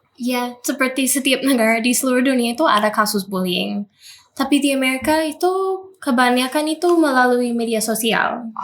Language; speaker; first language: Indonesian; non-native, fluent; English